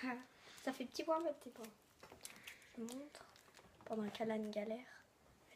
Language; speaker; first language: French; native; French